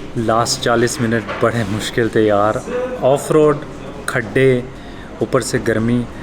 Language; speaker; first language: Urdu; non-native, local second language; Punjabi